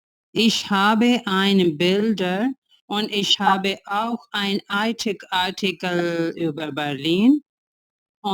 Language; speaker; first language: German; non-native, learner; Urdu